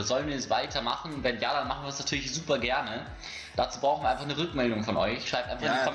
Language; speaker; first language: German; native; German